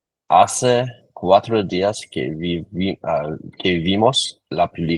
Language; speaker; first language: Spanish; non-native, learner; English